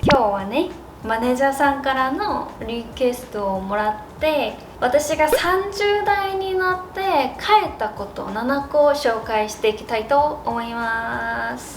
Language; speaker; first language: Japanese; non-native, learner; Korean